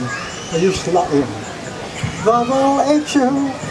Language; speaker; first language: Hebrew; non-native, fluent; English